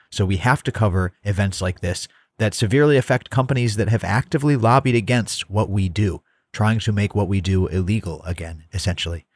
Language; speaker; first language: English; native; English